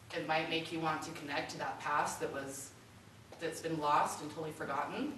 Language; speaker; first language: English; native; English